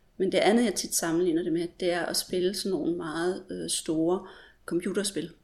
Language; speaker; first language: Danish; native; Danish